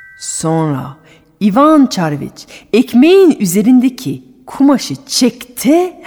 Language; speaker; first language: Turkish; non-native, fluent; French